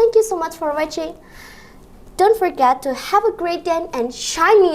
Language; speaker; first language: English; non-native, learner; Indonesian